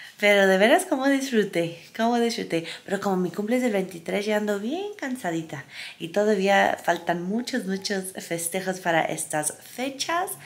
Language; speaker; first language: Spanish; non-native, fluent; English